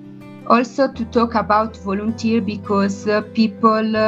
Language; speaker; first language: English; non-native, learner; Italian